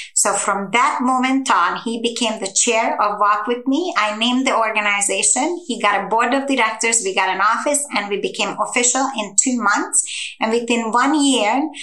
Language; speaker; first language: English; non-native, fluent; Hungarian